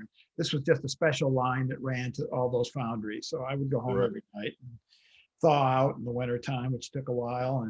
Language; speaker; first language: English; native; English